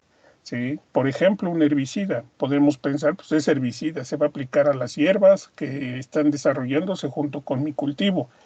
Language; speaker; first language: Spanish; native; Spanish